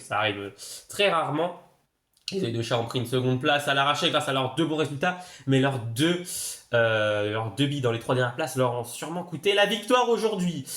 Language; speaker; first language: French; native; French